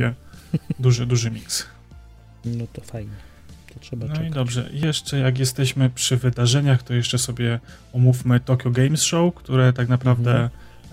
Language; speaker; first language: Polish; native; Polish